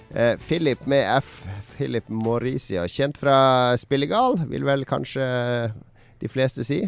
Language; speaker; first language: Norwegian; native; Norwegian